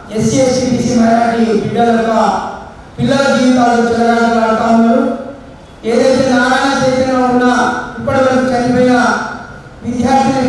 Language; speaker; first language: Telugu; non-native, local second language; Lambadi